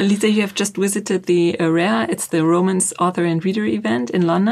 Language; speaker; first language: English; non-native, fluent; German